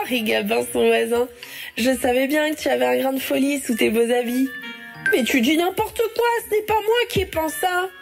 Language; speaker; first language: French; native; French